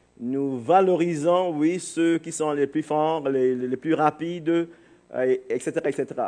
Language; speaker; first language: French; non-native, fluent; English